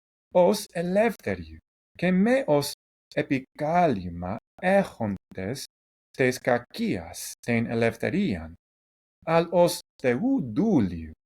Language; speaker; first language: Greek; non-native, fluent; English